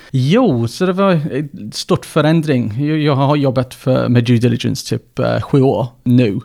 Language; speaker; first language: Swedish; non-native, fluent; English